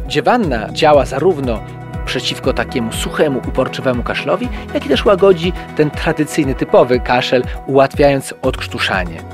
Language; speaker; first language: Polish; native; Polish